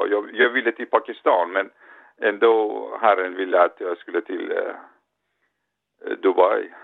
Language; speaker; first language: Swedish; non-native, learner; Persian